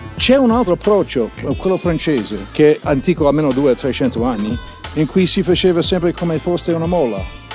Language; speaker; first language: Italian; non-native, fluent; English